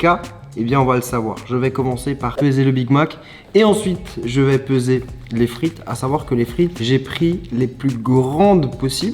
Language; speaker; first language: French; native; French